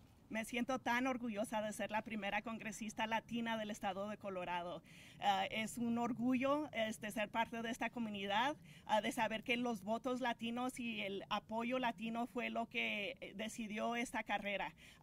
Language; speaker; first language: Spanish; early bilingual, heritage; Spanish